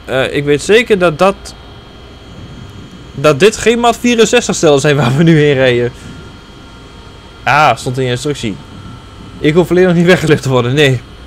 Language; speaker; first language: Dutch; native; Dutch